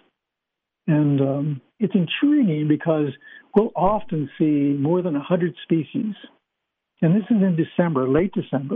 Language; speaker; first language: English; native; English